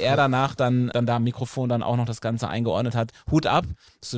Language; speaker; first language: German; native; German